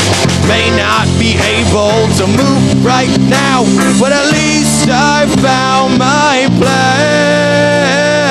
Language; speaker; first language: English; native; English